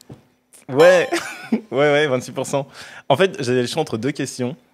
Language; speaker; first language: French; native; French